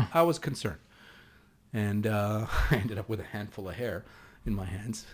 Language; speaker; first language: English; non-native, fluent; Hebrew